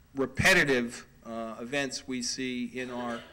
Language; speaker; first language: English; native; English